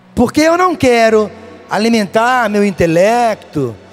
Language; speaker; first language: Portuguese; native; Portuguese